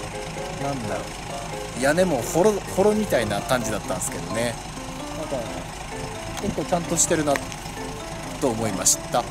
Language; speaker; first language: Japanese; native; Japanese